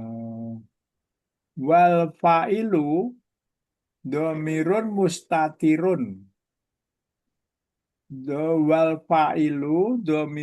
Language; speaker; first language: Arabic; non-native, fluent; Indonesian